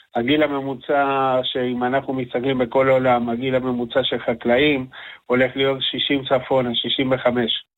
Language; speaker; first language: Hebrew; non-native, fluent; Spanish